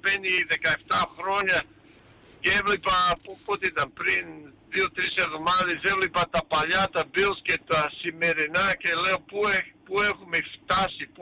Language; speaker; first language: Greek; early bilingual, heritage; Greek